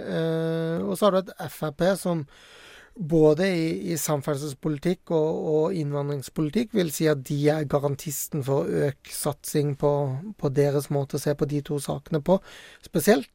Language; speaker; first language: Norwegian; native; Norwegian